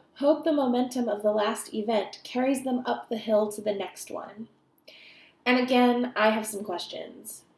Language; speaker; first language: English; native; English